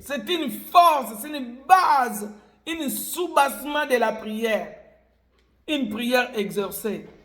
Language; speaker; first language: French; non-native, local second language; Lingala